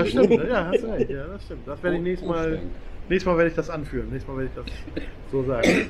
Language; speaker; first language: German; native; German